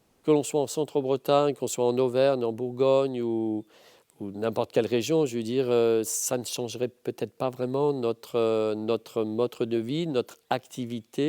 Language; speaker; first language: French; native; French